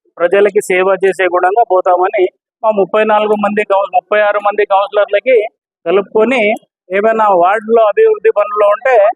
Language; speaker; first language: Telugu; non-native, local second language; Urdu